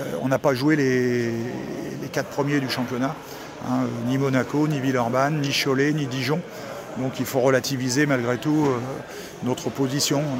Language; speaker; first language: French; native; French